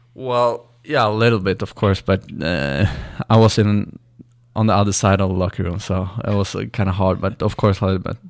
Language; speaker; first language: English; non-native, learner; Swedish